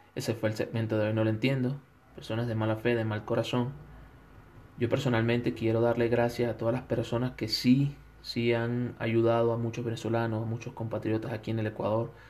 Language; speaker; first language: Spanish; native; Spanish